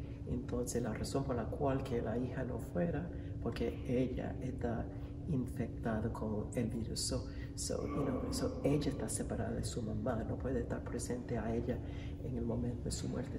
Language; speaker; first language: Spanish; non-native, fluent; English